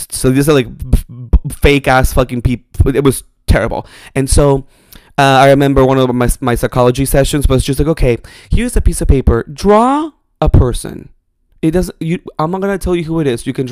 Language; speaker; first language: English; non-native, fluent; Spanish